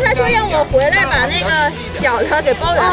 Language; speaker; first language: Chinese; native; Chinese